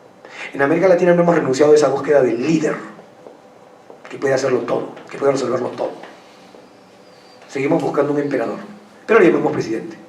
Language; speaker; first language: Spanish; native; Spanish